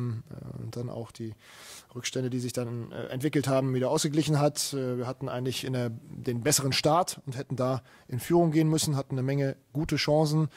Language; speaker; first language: German; native; German